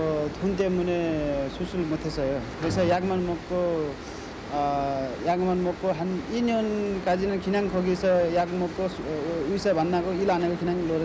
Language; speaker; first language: Korean; non-native, learner; Nepali